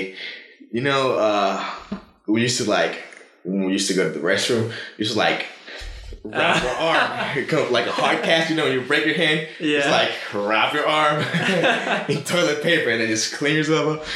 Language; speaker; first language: English; non-native, fluent; Spanish